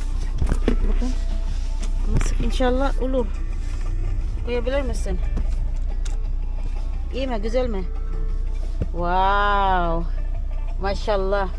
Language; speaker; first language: Turkish; non-native, learner; Filipino